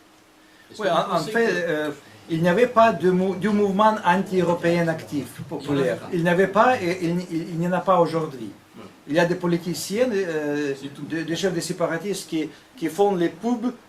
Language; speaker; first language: French; non-native, fluent; Russian